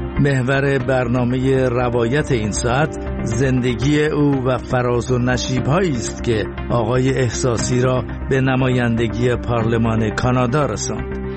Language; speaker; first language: Persian; native; Persian